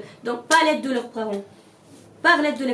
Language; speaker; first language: French; non-native, learner; Arabic